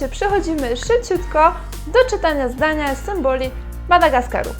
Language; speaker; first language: Polish; non-native, fluent; French